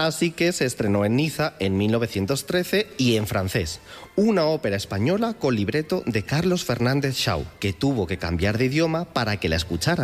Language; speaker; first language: Spanish; native; Spanish